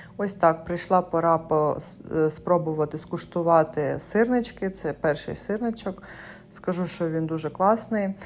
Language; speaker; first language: Ukrainian; non-native, local second language; Russian